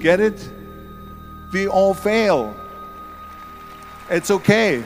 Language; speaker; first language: English; non-native, fluent; German